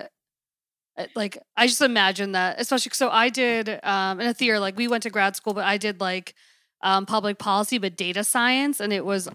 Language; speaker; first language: English; native; English